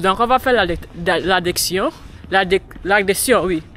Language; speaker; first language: French; non-native, learner; English